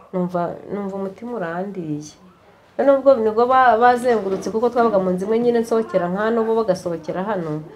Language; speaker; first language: Kinyarwanda; native; Kinyarwanda